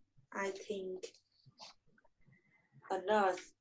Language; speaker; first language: English; non-native, learner; Vietnamese